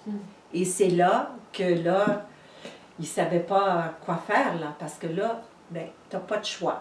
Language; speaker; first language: French; native; French